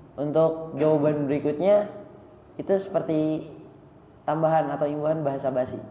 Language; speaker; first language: Indonesian; native; Indonesian